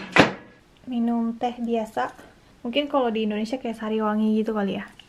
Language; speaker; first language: Indonesian; native; Indonesian